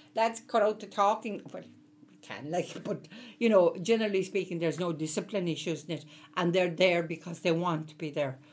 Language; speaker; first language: English; native; English